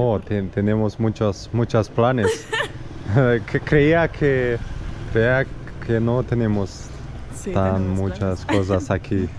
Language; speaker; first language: Spanish; non-native, learner; Romanian